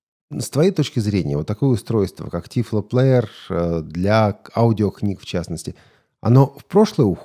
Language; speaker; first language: Russian; native; Russian